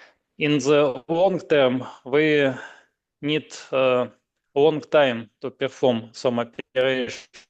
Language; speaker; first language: English; non-native, learner; Russian